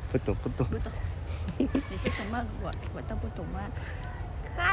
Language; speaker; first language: Chinese; non-native, learner; Vietnamese